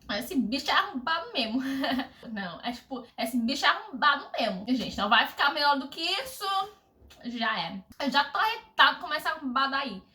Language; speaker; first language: Portuguese; non-native, fluent; English